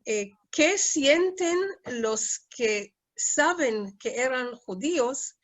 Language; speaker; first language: Spanish; early bilingual, heritage; Spanish